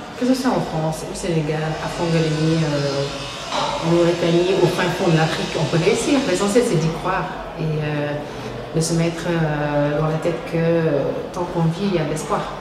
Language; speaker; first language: French; non-native, local second language; Wolof